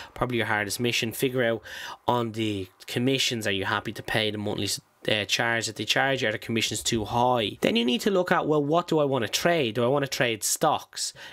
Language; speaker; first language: English; native; English